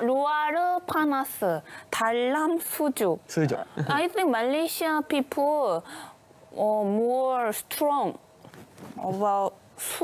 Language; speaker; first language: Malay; non-native, learner; Korean